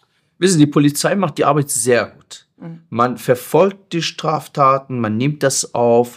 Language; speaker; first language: German; non-native, fluent; Persian